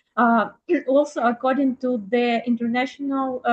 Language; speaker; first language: English; non-native, fluent; Ukrainian